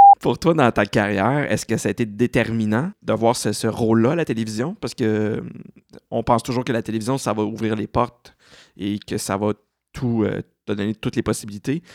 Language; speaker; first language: French; native; French